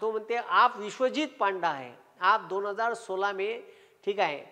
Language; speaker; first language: Hindi; non-native, local second language; Marathi